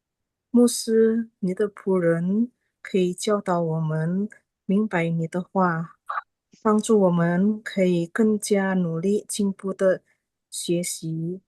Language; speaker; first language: Chinese; non-native, learner; Indonesian